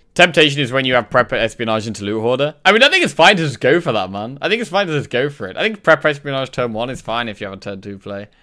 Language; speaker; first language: English; native; English